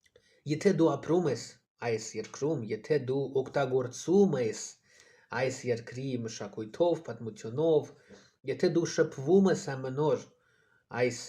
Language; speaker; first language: Armenian; non-native, fluent; Russian